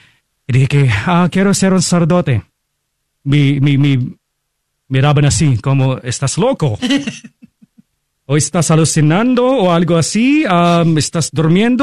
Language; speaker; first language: Spanish; non-native, fluent; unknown